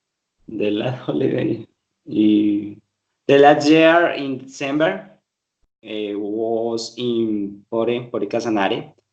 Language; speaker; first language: English; non-native, learner; Spanish